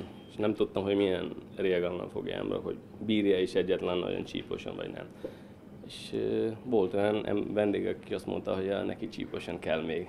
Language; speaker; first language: Hungarian; non-native, learner; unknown